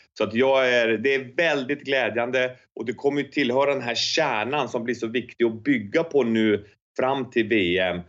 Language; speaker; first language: Swedish; native; Swedish